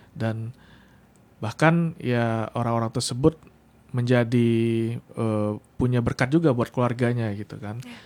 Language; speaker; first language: Indonesian; non-native, local second language; Minangkabau